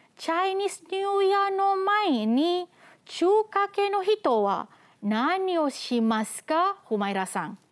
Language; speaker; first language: Japanese; non-native, fluent; Malay